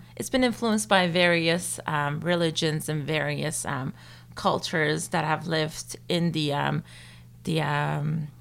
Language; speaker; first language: English; non-native, fluent; Turkish